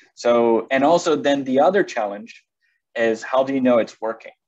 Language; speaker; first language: English; non-native, fluent; Portuguese